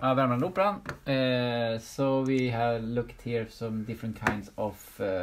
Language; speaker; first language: English; non-native, fluent; Swedish